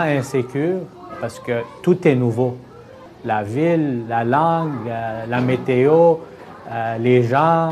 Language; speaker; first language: French; native; French